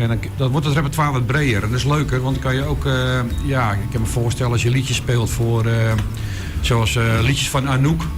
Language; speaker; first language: Dutch; native; Dutch